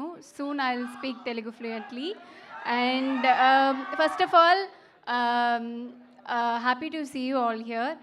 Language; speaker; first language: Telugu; non-native, learner; Tamil